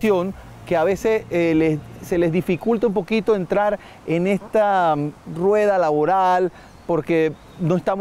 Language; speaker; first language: Spanish; native; Spanish